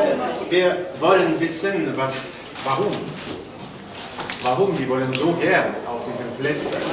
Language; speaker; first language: German; non-native, fluent; French